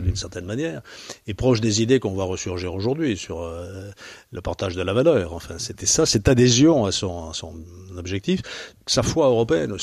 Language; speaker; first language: French; native; French